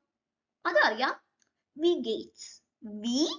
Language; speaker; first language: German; non-native, learner; Malayalam